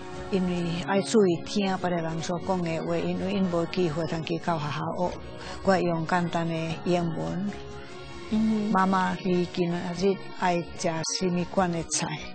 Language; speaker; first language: Chinese; non-native, fluent; Finnish